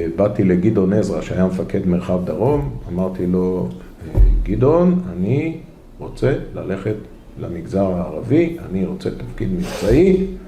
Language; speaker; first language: Hebrew; native; Hebrew